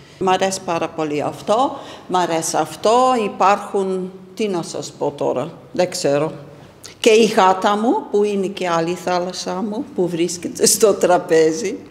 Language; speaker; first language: Greek; non-native, fluent; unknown